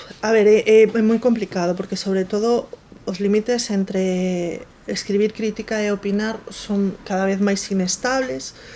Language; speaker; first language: Galician; native; Galician